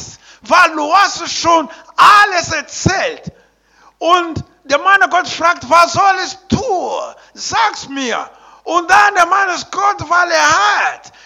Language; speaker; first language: German; non-native, learner; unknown